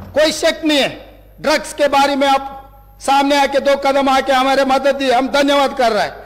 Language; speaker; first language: Hindi; non-native, local second language; Telugu